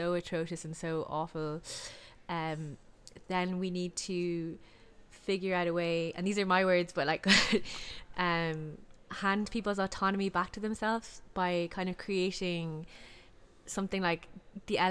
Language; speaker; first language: English; native; English